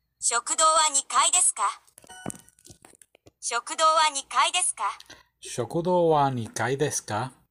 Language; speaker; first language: Japanese; non-native, learner; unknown